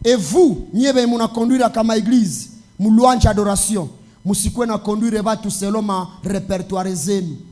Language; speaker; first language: French; non-native, local second language; Swahili